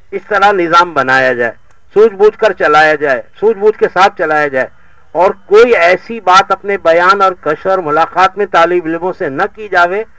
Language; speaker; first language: Urdu; native; Urdu